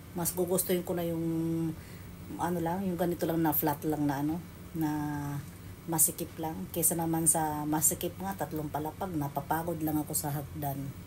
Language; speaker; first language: Filipino; native; Filipino